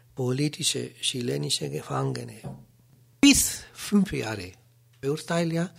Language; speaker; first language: German; non-native, learner; Spanish